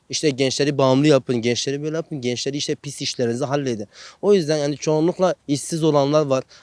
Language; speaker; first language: Turkish; non-native, local second language; Kurdish